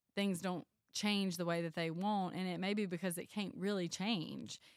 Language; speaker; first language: English; native; English